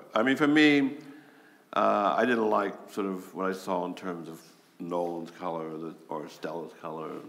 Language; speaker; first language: English; native; English